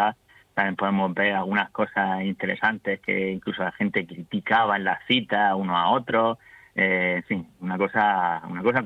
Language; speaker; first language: Spanish; native; Spanish